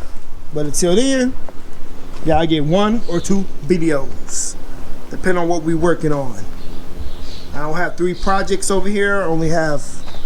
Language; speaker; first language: English; native; English